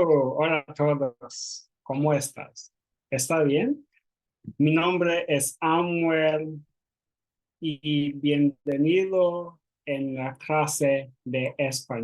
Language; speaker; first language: Spanish; non-native, learner; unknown